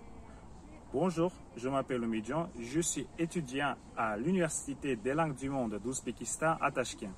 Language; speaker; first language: French; non-native, fluent; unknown